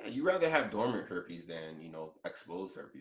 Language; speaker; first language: English; native; English